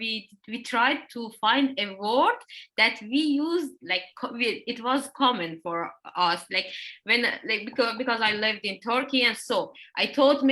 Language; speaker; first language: English; non-native, learner; Persian